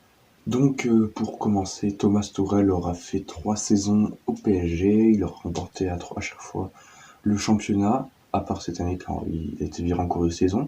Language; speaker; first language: French; native; French